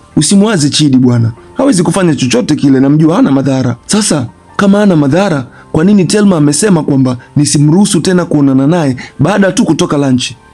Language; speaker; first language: Swahili; native; Swahili